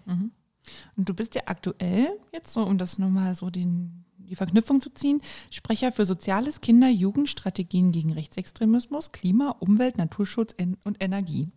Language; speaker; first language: German; native; German